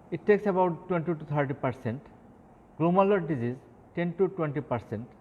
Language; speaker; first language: English; non-native, local second language; Bangla